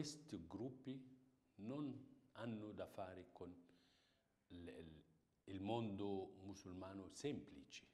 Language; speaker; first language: Italian; non-native, fluent; Arabic